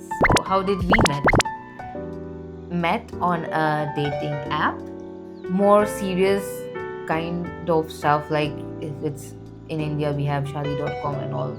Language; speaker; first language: English; non-native, local second language; Hindi